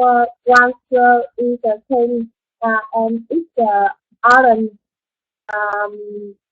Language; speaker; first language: English; non-native, learner; Vietnamese